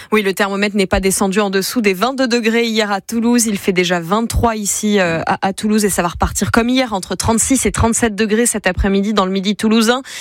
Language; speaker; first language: French; native; French